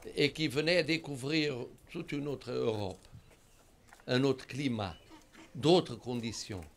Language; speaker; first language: French; non-native, fluent; Portuguese